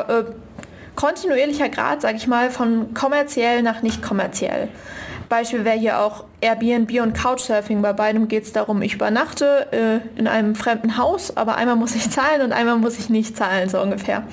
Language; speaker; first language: German; native; German